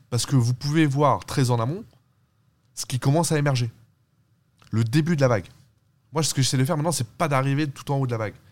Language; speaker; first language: French; early bilingual, other home language; Turkish